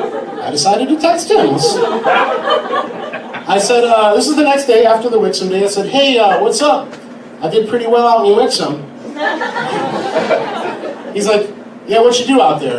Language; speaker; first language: English; native; English